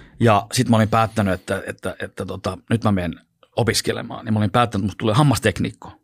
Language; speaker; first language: Finnish; non-native, local second language; Swedish